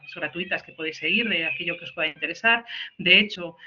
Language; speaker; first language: Spanish; native; Spanish